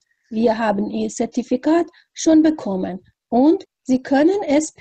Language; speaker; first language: German; non-native, fluent; Persian